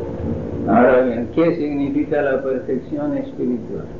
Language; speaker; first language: Spanish; non-native, fluent; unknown